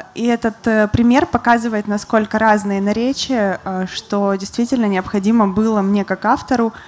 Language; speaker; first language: Russian; native; Russian